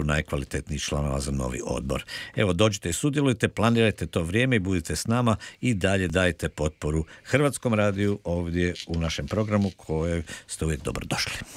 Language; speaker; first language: Croatian; native; Croatian